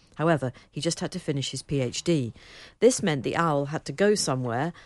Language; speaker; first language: English; native; English